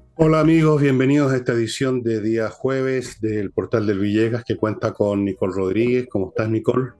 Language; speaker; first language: Spanish; native; Spanish